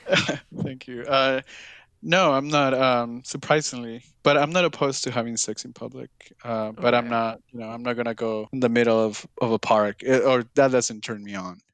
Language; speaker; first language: English; non-native, fluent; Spanish